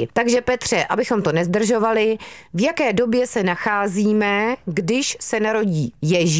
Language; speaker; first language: Czech; native; Czech